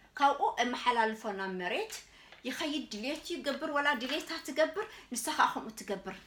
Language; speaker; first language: Tigrinya; native; Tigrinya